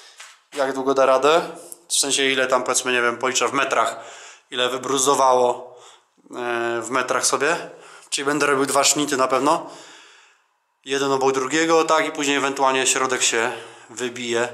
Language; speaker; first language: Polish; native; Polish